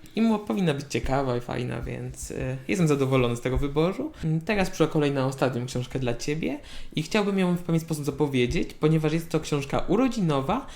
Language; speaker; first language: Polish; native; Polish